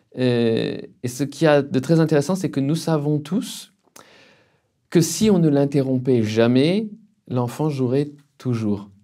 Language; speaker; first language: French; native; French